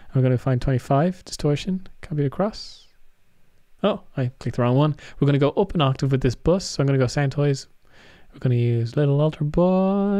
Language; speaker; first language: English; native; English